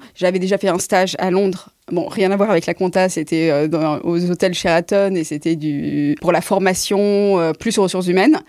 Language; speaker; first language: French; native; French